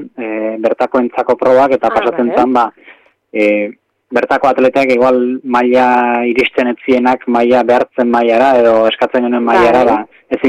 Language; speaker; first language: Basque; native; Basque